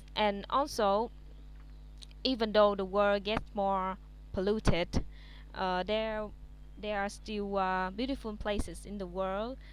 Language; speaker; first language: English; non-native, fluent; Vietnamese